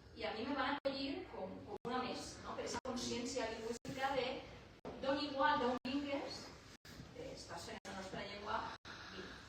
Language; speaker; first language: Catalan; native; Catalan